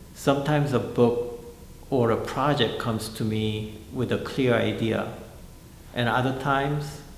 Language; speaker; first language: English; non-native, fluent; Korean